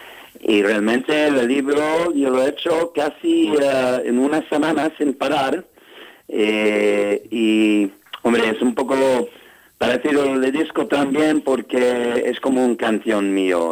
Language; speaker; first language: Spanish; non-native, fluent; English